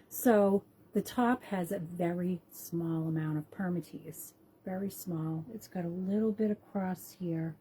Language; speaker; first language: English; native; English